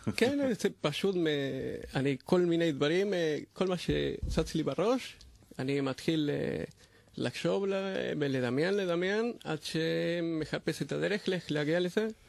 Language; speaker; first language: Hebrew; non-native, fluent; Spanish